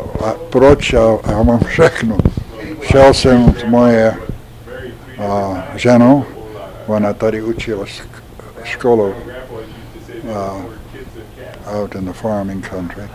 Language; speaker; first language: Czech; early bilingual, heritage; Czech